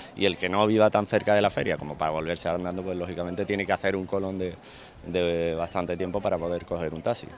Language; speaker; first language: Spanish; non-native, fluent; English